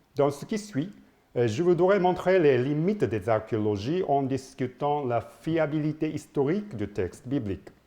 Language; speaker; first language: French; non-native, learner; Japanese